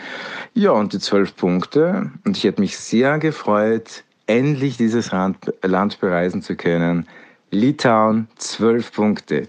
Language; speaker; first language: German; native; German